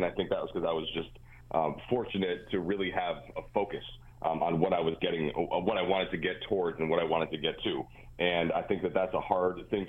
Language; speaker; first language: English; native; English